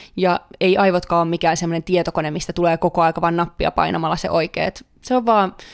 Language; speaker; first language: Finnish; native; Finnish